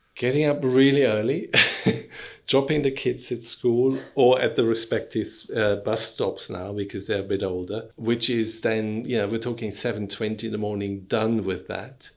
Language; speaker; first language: English; non-native, fluent; German